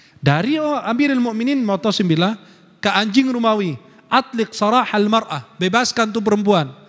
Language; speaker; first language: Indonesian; non-native, fluent; Arabic